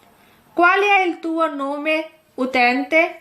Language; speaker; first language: Italian; non-native, fluent; Urdu